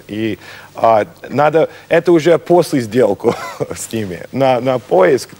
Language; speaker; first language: Russian; non-native, learner; English